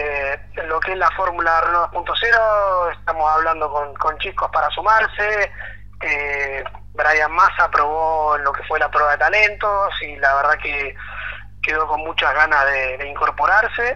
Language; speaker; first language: Spanish; native; Spanish